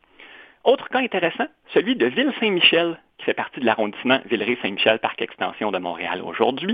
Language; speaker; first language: French; native; French